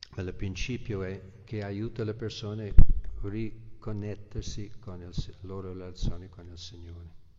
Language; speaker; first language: Italian; non-native, fluent; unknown